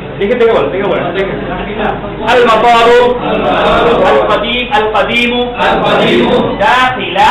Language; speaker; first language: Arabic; non-native, fluent; Bangla